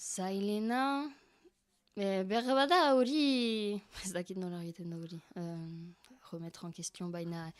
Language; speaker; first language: Basque; non-native, learner; French